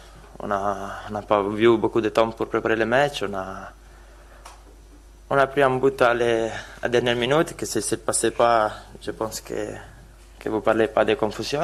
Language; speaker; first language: French; non-native, fluent; Italian